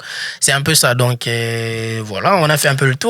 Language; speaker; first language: French; native; French